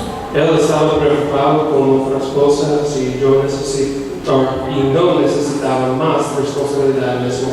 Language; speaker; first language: Spanish; non-native, fluent; English